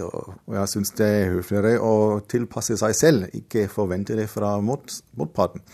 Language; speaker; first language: Norwegian; non-native, fluent; German